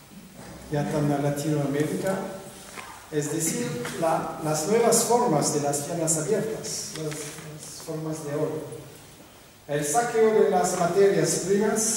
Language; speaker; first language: Spanish; non-native, fluent; French